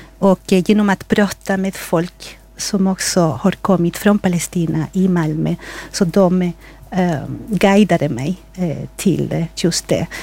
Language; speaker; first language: Swedish; non-native, fluent; Spanish